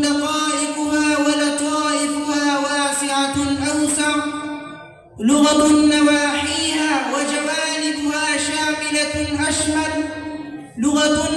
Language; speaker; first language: Arabic; non-native, learner; Urdu